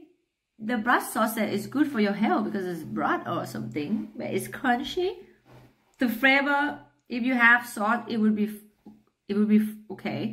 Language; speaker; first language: English; non-native, learner; Thai